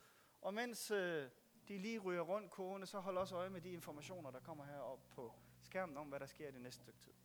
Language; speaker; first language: Danish; native; Danish